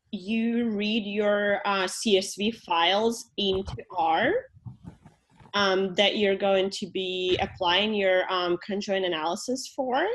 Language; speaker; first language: English; non-native, fluent; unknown